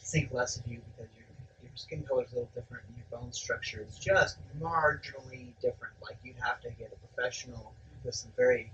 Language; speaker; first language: English; native; English